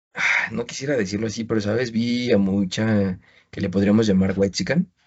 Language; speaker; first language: Spanish; native; Spanish